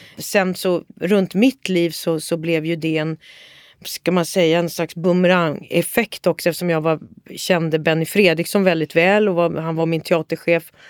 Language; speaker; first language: Swedish; native; Swedish